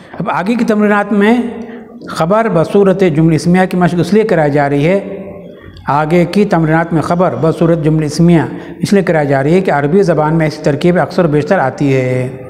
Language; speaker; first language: Urdu; native; Urdu